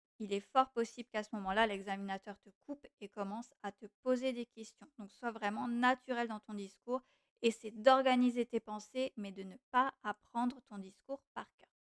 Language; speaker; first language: French; non-native, fluent; Portuguese